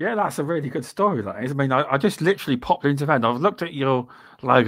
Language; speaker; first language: English; native; English